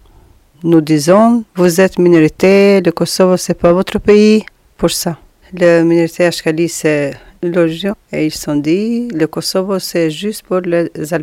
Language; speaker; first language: French; non-native, learner; Albanian